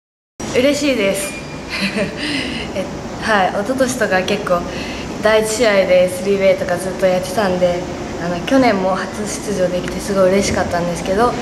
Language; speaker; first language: Japanese; native; Japanese